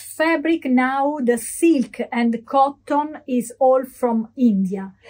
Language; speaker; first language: English; non-native, learner; Italian